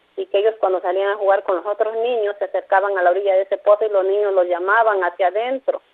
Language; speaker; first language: Spanish; native; Spanish